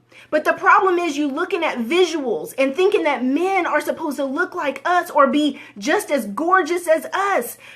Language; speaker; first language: English; native; English